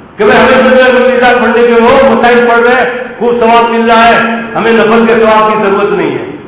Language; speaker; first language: Urdu; non-native, local second language; Gujarati